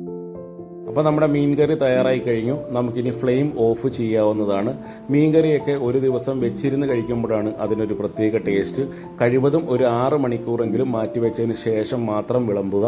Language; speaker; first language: Malayalam; native; Malayalam